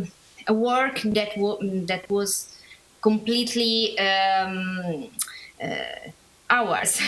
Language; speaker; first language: English; non-native, learner; Italian